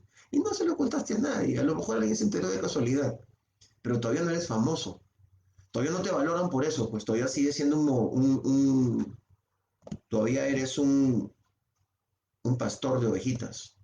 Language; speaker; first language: Spanish; native; Spanish